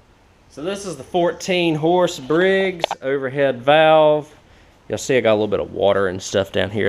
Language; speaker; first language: English; native; English